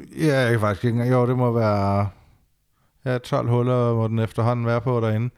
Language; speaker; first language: Danish; native; Danish